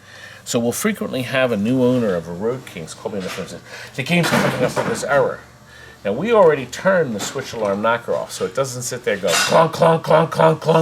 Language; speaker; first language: English; native; English